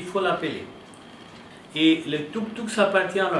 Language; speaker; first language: French; non-native, fluent; Hindi